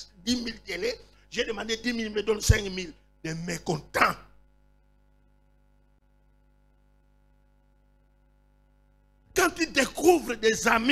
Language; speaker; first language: French; non-native, local second language; Lingala